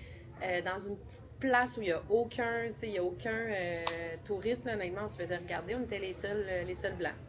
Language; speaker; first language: French; native; French